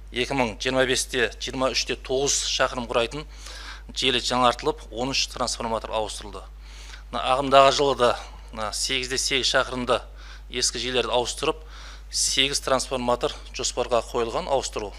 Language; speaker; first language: Kazakh; native; Kazakh